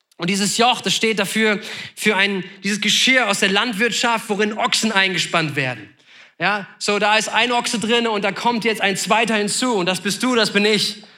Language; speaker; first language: German; native; German